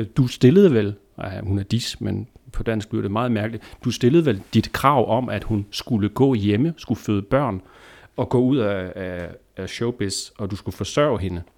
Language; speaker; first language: Danish; native; Danish